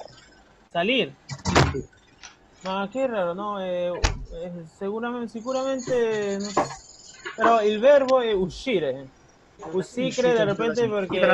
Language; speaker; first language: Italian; non-native, fluent; Spanish